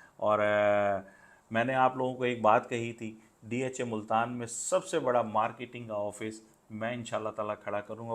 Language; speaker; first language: Urdu; non-native, local second language; Punjabi